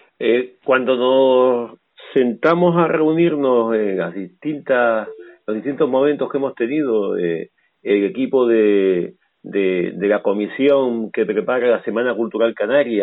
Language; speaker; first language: Spanish; native; Spanish